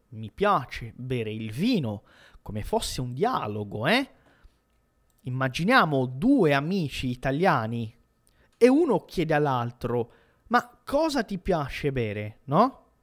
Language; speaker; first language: Italian; non-native, fluent; Portuguese